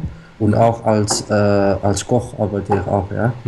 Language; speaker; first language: German; non-native, local second language; Afrikaans